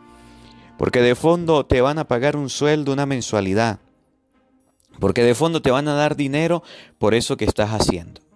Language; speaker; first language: Spanish; native; Spanish